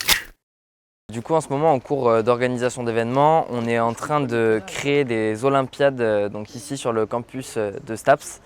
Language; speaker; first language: French; native; French